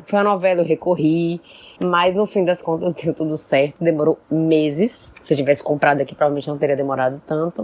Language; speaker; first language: Portuguese; native; Portuguese